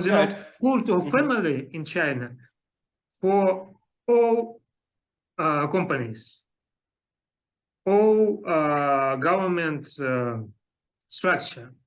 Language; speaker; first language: English; non-native, learner; Russian